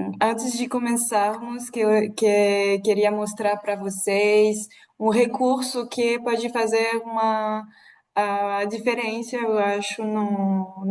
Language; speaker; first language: Portuguese; non-native, fluent; French